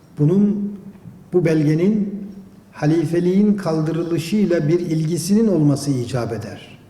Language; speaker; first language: Turkish; native; Turkish